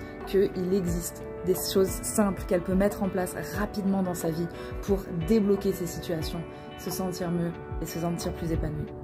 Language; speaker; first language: French; native; French